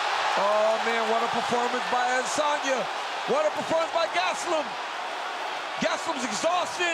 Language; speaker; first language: English; native; English